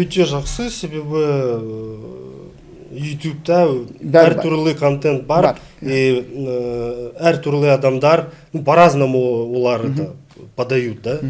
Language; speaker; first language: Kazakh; non-native, local second language; Russian